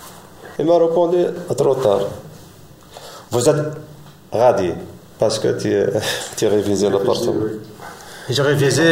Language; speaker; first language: French; non-native, learner; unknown